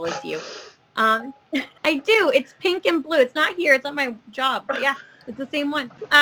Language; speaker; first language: English; native; English